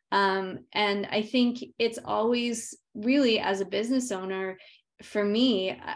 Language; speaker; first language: English; native; English